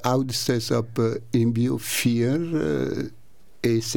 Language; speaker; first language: Dutch; non-native, learner; Persian